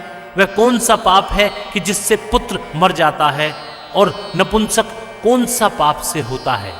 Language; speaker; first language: Hindi; native; Hindi